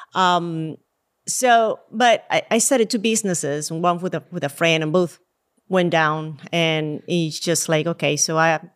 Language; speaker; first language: English; non-native, fluent; Spanish